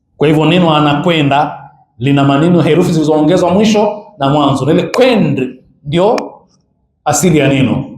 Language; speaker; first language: Swahili; native; Swahili